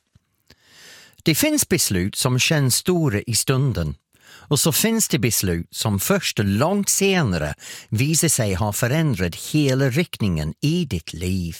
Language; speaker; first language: Swedish; non-native, fluent; English